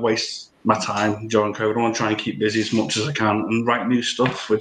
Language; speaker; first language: English; native; English